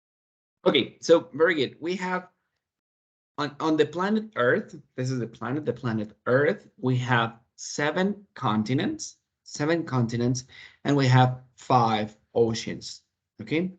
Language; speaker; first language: English; non-native, fluent; Spanish